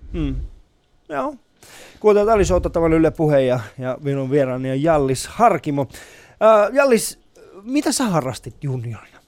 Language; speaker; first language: Finnish; early bilingual, other home language; Persian